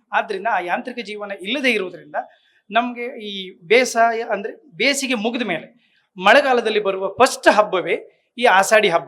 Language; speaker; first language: Kannada; native; Kannada